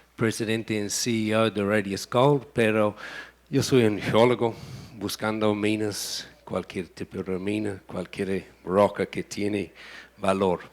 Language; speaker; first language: Spanish; non-native, learner; English